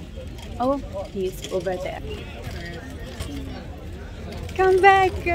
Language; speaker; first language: English; non-native, fluent; Italian